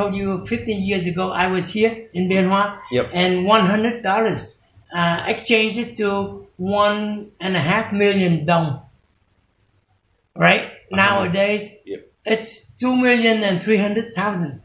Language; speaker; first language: English; non-native, fluent; Vietnamese